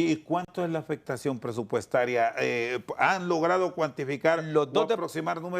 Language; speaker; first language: Spanish; native; Spanish